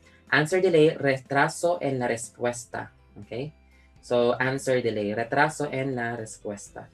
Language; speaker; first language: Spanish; non-native, learner; Filipino